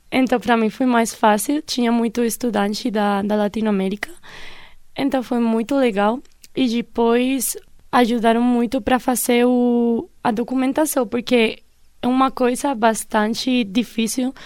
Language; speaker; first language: Portuguese; non-native, fluent; Spanish